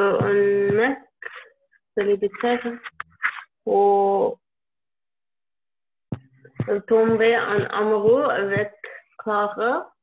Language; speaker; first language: French; non-native, learner; English